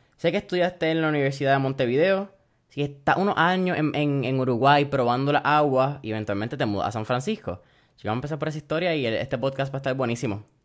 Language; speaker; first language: Spanish; early bilingual, heritage; Spanish